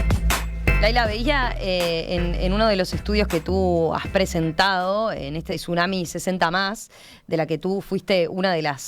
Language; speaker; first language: Spanish; native; Spanish